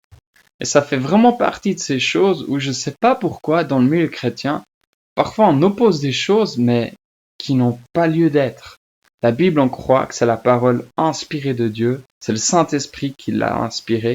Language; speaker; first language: French; native; French